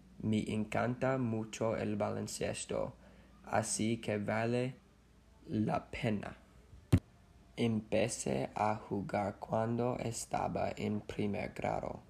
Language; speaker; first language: Spanish; non-native, learner; English